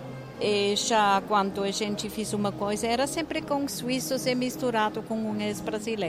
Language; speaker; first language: Portuguese; non-native, fluent; German